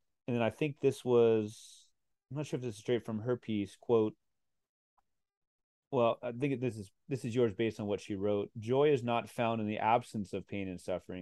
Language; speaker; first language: English; native; English